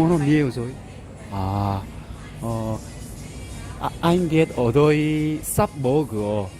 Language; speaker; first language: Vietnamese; non-native, learner; Korean